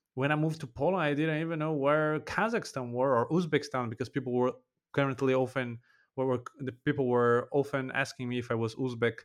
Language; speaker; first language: English; non-native, fluent; Portuguese